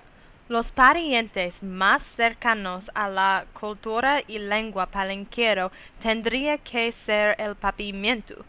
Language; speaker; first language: Spanish; non-native, learner; English